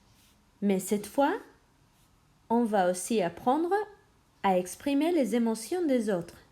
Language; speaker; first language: French; non-native, fluent; Spanish